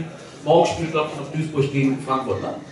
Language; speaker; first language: German; native; German